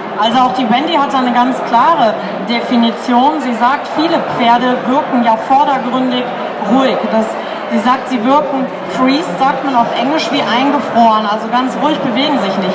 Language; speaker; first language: German; native; German